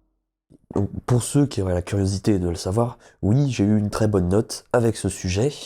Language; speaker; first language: French; native; French